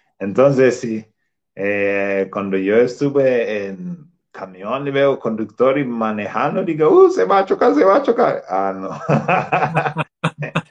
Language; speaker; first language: Spanish; non-native, fluent; Swahili